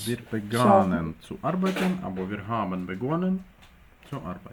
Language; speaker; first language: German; non-native, fluent; Ukrainian